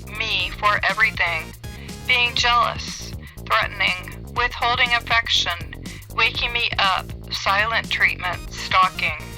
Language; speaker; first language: English; native; English